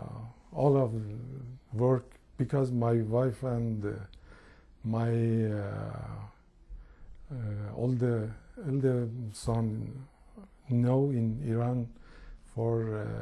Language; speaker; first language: English; non-native, learner; Persian